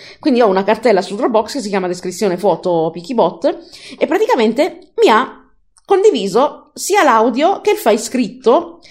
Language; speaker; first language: Italian; native; Italian